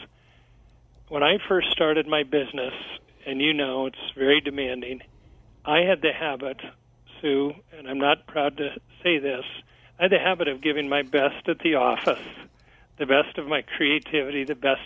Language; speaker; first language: English; native; English